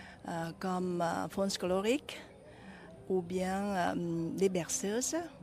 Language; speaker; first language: French; non-native, fluent; Vietnamese